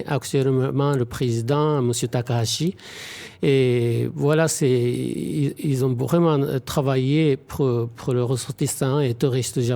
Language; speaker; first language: French; non-native, fluent; Japanese